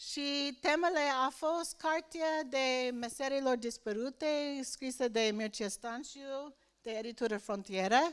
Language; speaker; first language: Romanian; non-native, learner; English